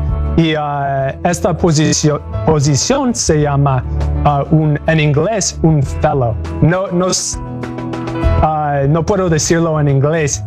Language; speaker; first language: Spanish; non-native, learner; English